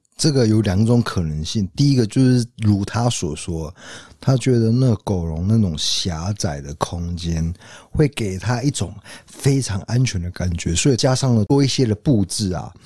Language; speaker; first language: Chinese; native; Chinese